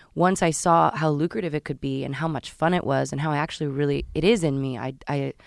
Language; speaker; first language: English; native; English